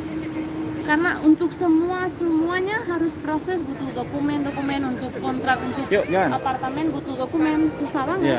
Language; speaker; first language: Indonesian; non-native, fluent; Spanish